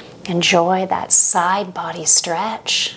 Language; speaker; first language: English; native; English